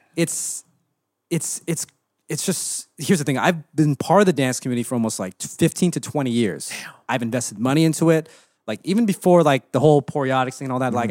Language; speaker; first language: English; early bilingual, other home language; Filipino